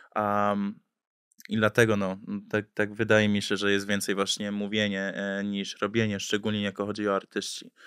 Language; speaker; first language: Polish; early bilingual, heritage; English